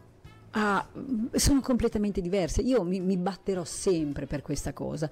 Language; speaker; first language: Italian; native; Italian